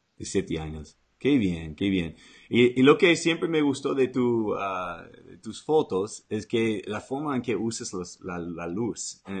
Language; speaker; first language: Spanish; non-native, learner; English